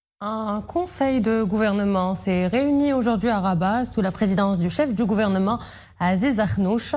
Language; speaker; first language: French; non-native, local second language; Arabic